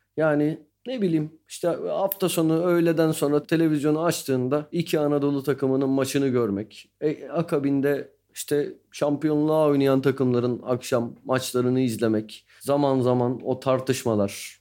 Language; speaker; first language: Turkish; native; Turkish